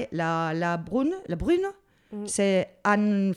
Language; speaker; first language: French; non-native, learner; Spanish